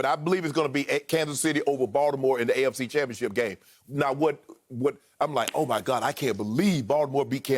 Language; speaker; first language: English; native; English